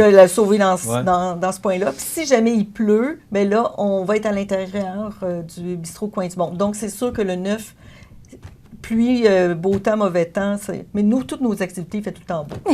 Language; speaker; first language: French; native; French